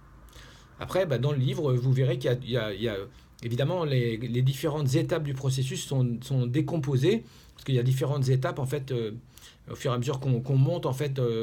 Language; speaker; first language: French; native; French